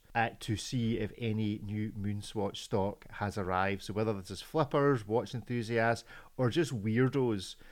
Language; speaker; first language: English; native; English